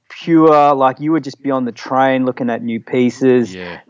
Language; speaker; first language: English; native; English